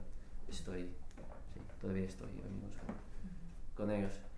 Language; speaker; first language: Spanish; non-native, fluent; English